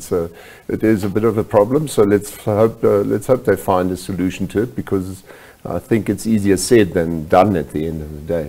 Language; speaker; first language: English; non-native, local second language; German